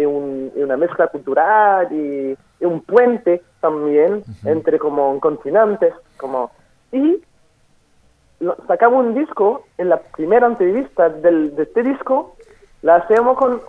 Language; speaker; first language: Spanish; non-native, fluent; French